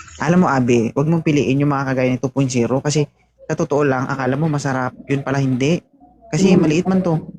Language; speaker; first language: Filipino; native; Filipino